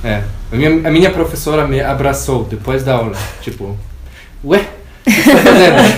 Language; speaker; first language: Portuguese; non-native, fluent; German